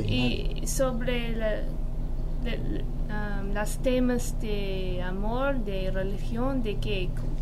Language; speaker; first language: Spanish; non-native, learner; English